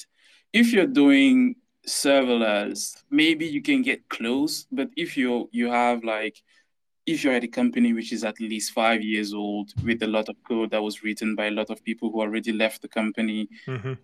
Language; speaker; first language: English; non-native, local second language; French